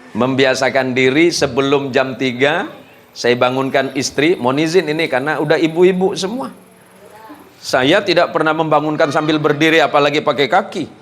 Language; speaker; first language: Indonesian; native; Indonesian